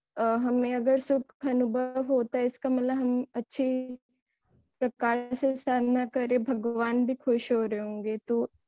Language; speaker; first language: Hindi; native; Hindi